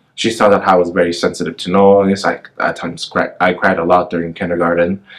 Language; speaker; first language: English; native; English